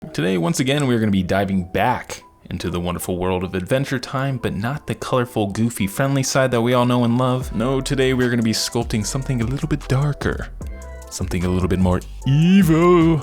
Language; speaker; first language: English; native; English